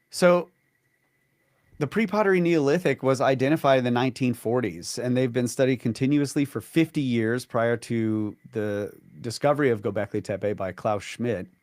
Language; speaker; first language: English; native; English